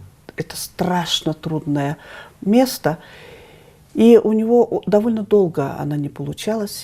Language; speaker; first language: Russian; native; Russian